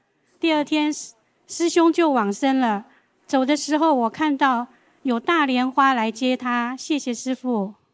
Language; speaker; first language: Chinese; native; Chinese